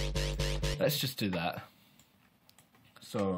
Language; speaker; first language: English; native; English